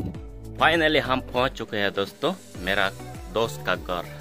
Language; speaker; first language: Hindi; non-native, local second language; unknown